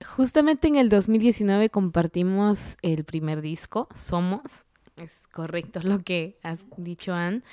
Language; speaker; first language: Spanish; non-native, local second language; Kaqchikel